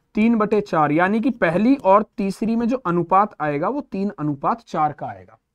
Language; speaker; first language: Hindi; native; Hindi